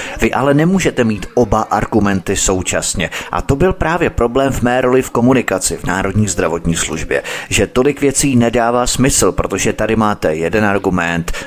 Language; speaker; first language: Czech; native; Czech